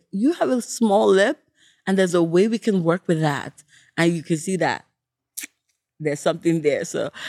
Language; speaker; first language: English; non-native, local second language; Yoruba